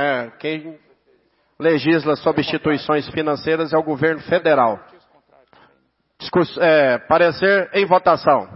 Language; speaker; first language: Portuguese; native; Portuguese